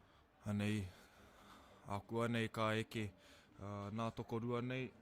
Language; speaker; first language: Māori; non-native, local second language; English